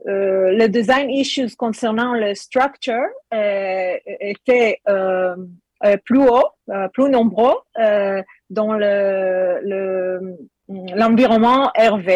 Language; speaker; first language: French; non-native, learner; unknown